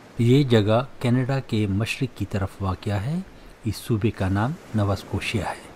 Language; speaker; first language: Urdu; native; Urdu